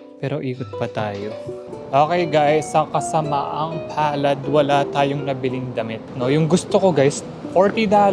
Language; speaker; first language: Filipino; native; Filipino